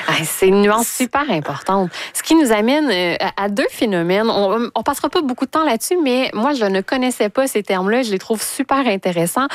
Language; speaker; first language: French; native; French